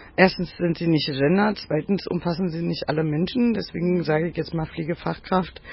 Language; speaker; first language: German; native; German